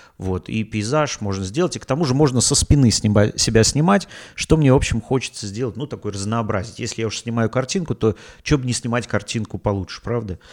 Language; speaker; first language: Russian; native; Russian